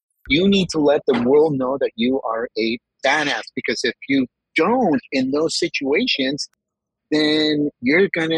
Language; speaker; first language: English; early bilingual, other home language; Spanish